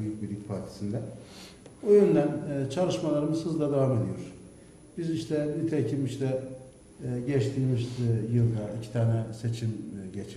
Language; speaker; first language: Turkish; native; Turkish